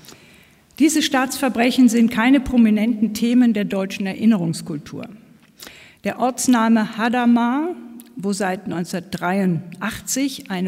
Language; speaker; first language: German; native; German